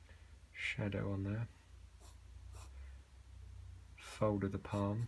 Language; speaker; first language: English; native; English